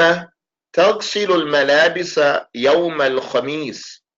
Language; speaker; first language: Arabic; non-native, fluent; English